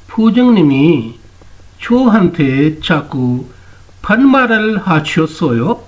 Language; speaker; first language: Korean; non-native, fluent; Urdu